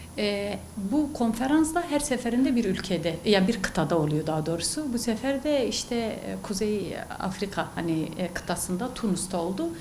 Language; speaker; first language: Turkish; non-native, local second language; Kurdish